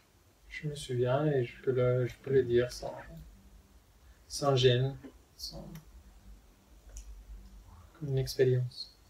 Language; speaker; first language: French; non-native, fluent; Spanish